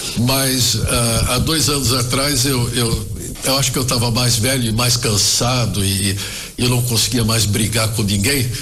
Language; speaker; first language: Portuguese; early bilingual, other home language; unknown